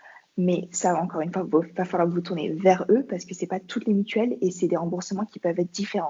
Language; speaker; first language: French; native; French